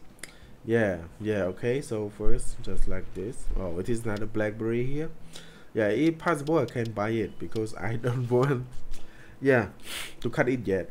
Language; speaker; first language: English; non-native, learner; Khmer